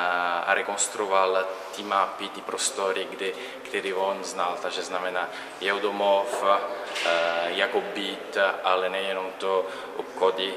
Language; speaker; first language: Czech; non-native, learner; Italian